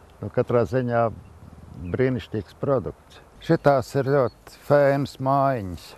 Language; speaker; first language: Latvian; native; Latvian